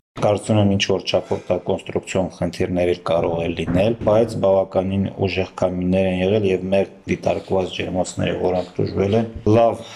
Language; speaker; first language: Armenian; native; Armenian